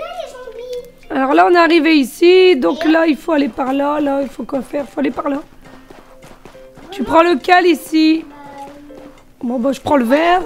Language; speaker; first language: French; native; French